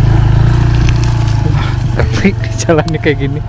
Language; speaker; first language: Indonesian; non-native, local second language; Sundanese